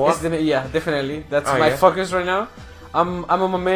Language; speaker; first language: English; non-native, fluent; Spanish